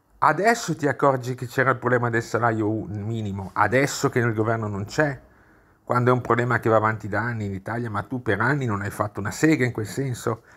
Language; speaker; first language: Italian; native; Italian